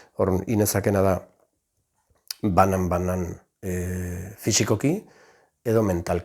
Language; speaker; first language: Basque; native; Basque